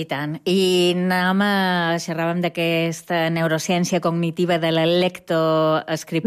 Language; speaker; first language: Catalan; native; Catalan